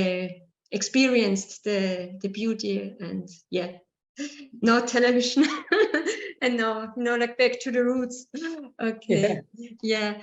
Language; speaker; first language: English; non-native, learner; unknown